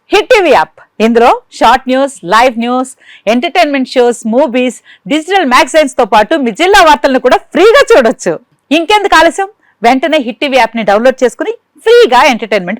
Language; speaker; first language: Telugu; native; Telugu